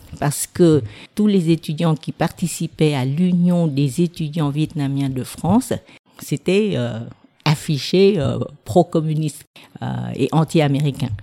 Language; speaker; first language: French; non-native, fluent; Vietnamese